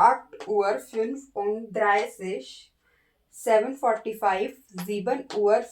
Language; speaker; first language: German; non-native, learner; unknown